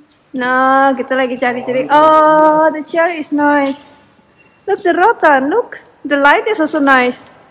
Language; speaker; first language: English; non-native, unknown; Indonesian